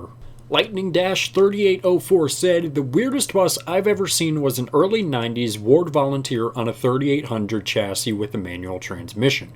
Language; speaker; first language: English; native; English